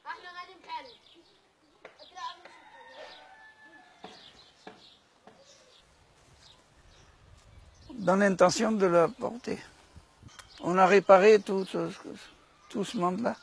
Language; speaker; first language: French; native; French